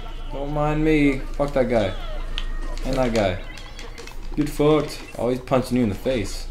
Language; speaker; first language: English; native; English